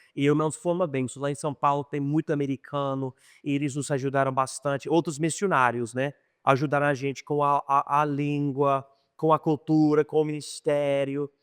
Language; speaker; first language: Portuguese; non-native, fluent; English